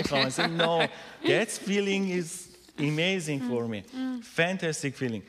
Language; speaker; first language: English; non-native, learner; Persian